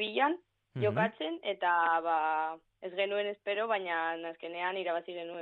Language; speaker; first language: Basque; non-native, local second language; Spanish